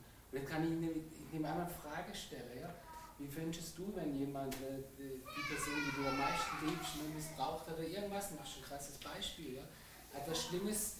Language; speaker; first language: German; native; German